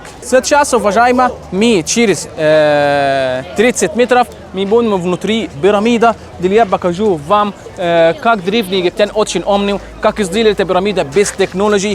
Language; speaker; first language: Russian; non-native, learner; Arabic